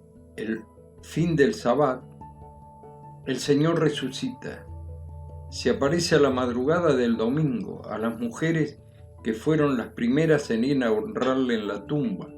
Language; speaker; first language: Spanish; native; Spanish